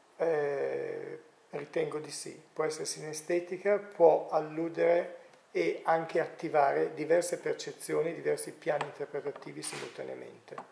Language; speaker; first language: Italian; native; Italian